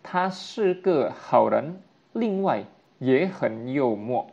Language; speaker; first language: Chinese; non-native, fluent; Indonesian